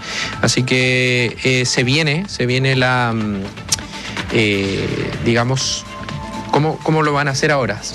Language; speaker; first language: Spanish; native; Spanish